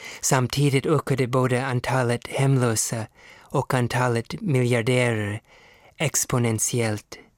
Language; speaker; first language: Swedish; non-native, fluent; English